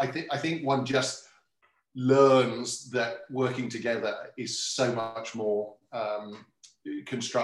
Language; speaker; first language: English; native; English